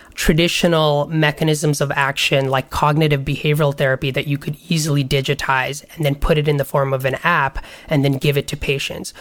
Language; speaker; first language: English; non-native, local second language; Bangla